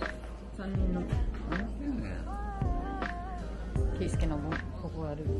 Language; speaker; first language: Japanese; non-native, fluent; French